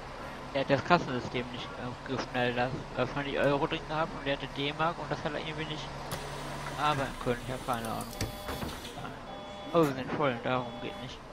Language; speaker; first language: German; native; German